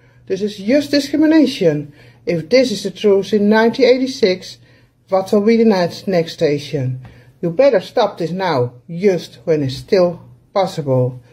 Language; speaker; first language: English; non-native, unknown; Dutch